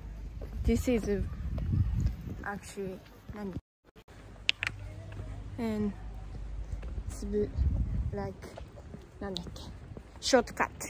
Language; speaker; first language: English; non-native, learner; Japanese